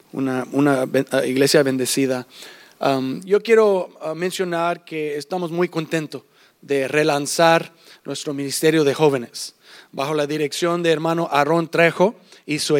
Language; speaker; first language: Spanish; early bilingual, heritage; English